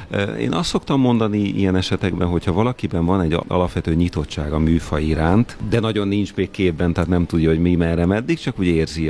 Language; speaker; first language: Hungarian; native; Hungarian